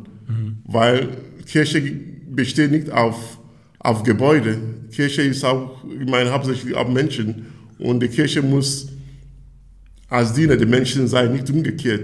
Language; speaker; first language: German; non-native, fluent; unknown